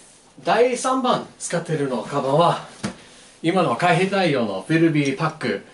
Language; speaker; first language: Japanese; non-native, learner; English